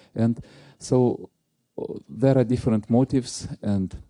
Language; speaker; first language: English; non-native, fluent; Russian